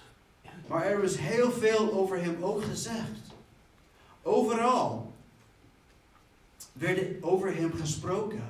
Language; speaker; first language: Dutch; non-native, fluent; English